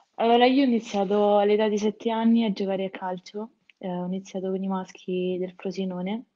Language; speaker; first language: Italian; native; Italian